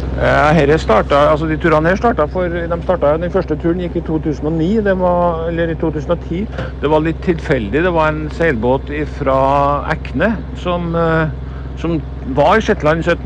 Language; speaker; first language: Norwegian; native; Norwegian